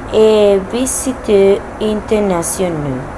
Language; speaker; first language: French; non-native, learner; Spanish